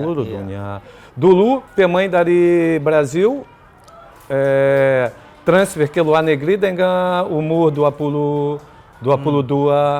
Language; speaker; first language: Indonesian; non-native, fluent; Portuguese